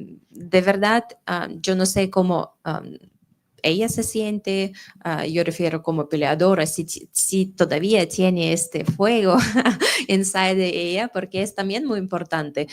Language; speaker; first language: Spanish; non-native, fluent; Russian